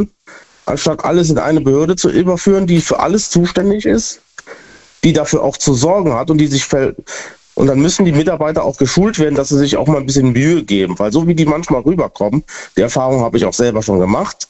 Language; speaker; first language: German; native; German